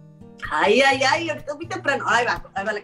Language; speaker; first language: Spanish; native; Spanish